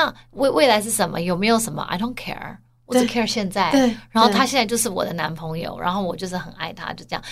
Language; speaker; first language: Chinese; early bilingual, heritage; Chinese